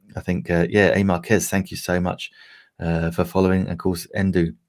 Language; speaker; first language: English; native; English